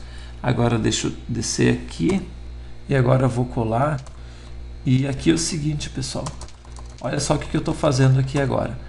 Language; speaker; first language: Portuguese; native; Portuguese